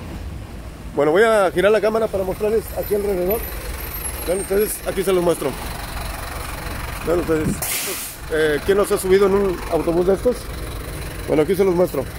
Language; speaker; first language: Spanish; native; Spanish